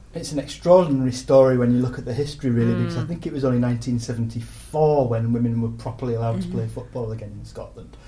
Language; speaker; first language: English; native; English